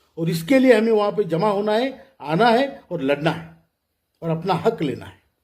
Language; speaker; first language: Hindi; non-native, local second language; Marathi